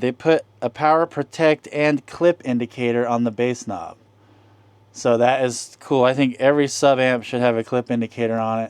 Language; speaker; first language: English; native; English